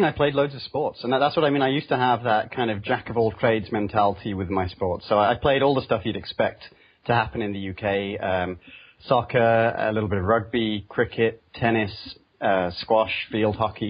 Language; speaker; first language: English; native; English